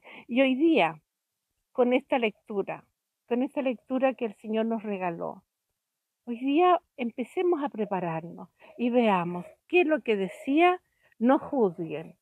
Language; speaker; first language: Spanish; native; Spanish